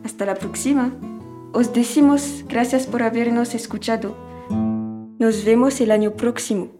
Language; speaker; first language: Spanish; non-native, learner; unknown